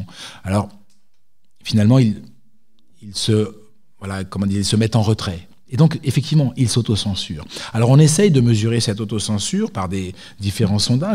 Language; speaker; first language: French; native; French